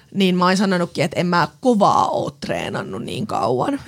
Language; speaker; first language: Finnish; native; Finnish